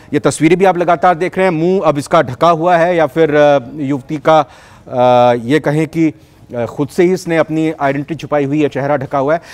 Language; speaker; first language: Hindi; native; Hindi